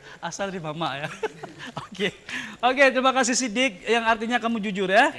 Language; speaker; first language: Indonesian; native; Indonesian